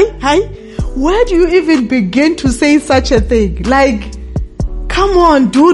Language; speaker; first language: English; non-native, local second language; Tsonga